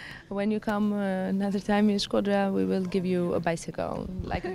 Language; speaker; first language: English; non-native, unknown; Albanian